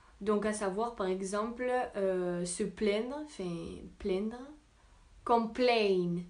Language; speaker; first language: French; native; French